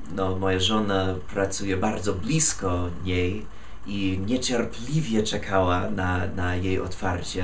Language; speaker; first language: Polish; non-native, fluent; English